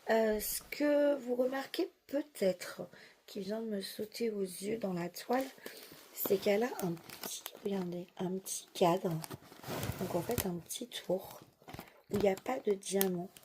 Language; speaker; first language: French; native; French